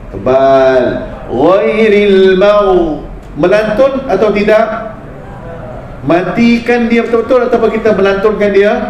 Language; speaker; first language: Malay; early bilingual, heritage; Malay